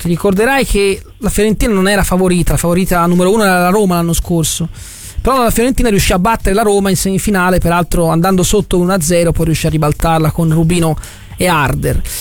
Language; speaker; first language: Italian; native; Italian